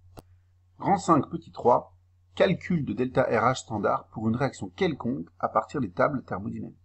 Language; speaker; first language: French; native; French